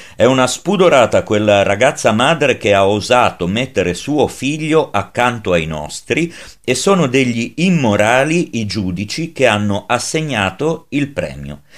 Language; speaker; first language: Italian; native; Italian